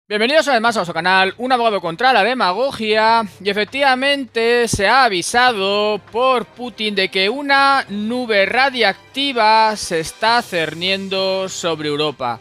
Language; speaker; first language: Spanish; native; Spanish